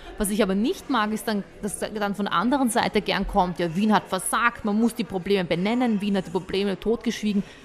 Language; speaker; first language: German; early bilingual, other home language; Bosnian